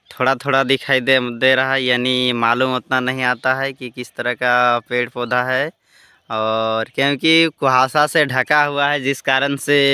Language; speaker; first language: Hindi; native; Hindi